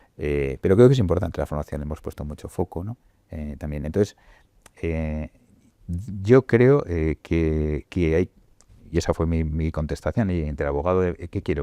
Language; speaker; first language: Spanish; native; Spanish